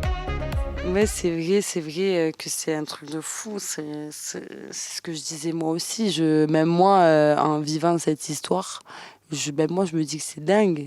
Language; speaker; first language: French; native; French